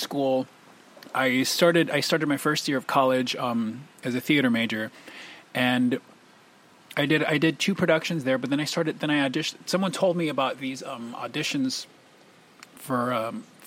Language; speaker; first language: English; early bilingual, other home language; Spanish